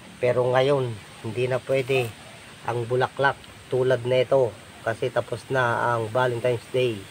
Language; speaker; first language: Filipino; non-native, local second language; Iloko